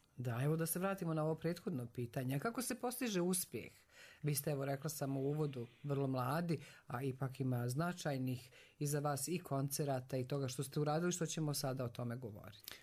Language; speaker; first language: Serbian; native; Serbian